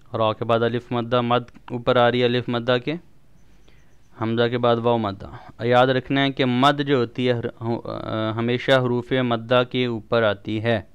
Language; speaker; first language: Urdu; non-native, local second language; Punjabi